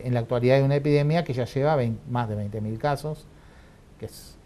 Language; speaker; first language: Spanish; native; Spanish